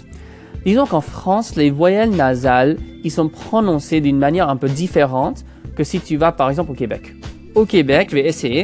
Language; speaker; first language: French; non-native, local second language; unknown